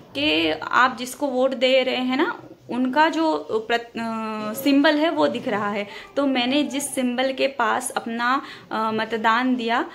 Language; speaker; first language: Hindi; native; Hindi